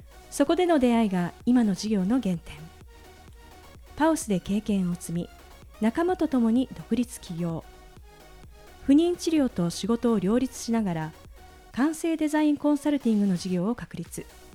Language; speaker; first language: Japanese; native; Japanese